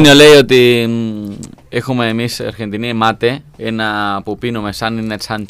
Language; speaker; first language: Greek; non-native, learner; Spanish